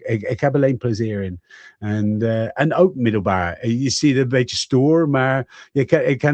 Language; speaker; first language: Dutch; non-native, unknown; English